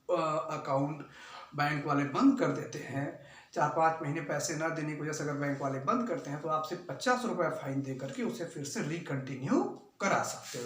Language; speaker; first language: Hindi; native; Hindi